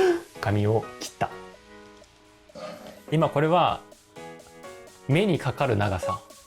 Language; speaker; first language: Japanese; native; Japanese